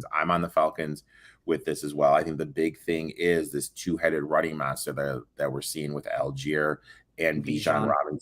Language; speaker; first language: English; native; English